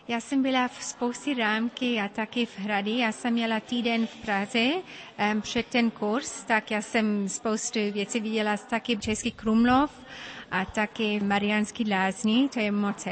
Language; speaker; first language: Czech; early bilingual, heritage; English